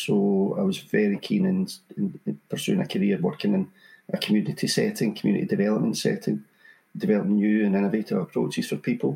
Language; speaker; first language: English; native; English